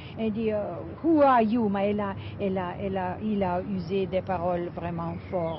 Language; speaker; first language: French; non-native, fluent; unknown